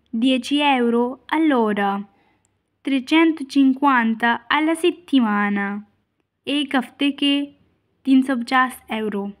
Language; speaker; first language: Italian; non-native, fluent; Urdu